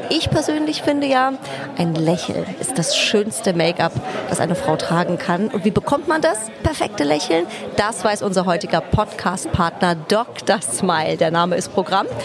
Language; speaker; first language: German; native; German